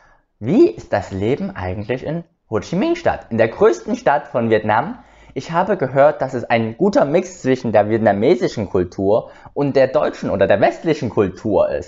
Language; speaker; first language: German; early bilingual, other home language; Vietnamese